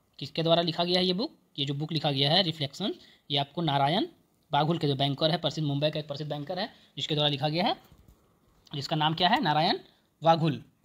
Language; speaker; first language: Hindi; native; Hindi